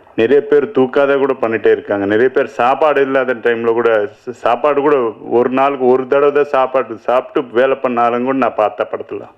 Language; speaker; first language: Tamil; non-native, learner; Telugu